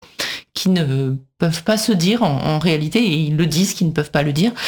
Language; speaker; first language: French; native; French